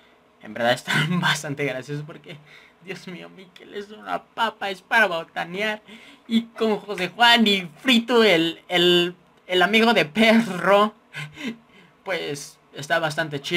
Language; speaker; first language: Spanish; native; Spanish